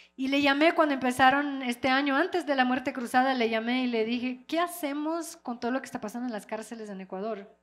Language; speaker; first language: Spanish; non-native, fluent; French